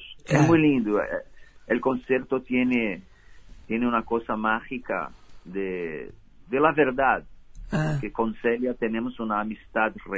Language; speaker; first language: Spanish; non-native, fluent; Portuguese